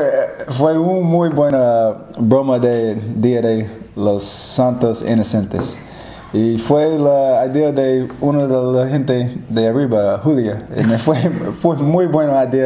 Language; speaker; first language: Spanish; non-native, learner; English